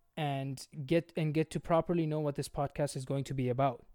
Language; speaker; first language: English; non-native, local second language; Bangla